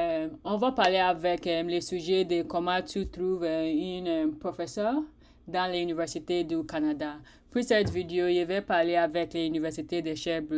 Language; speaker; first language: French; non-native, learner; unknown